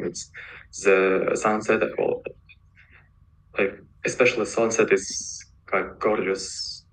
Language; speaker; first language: English; non-native, learner; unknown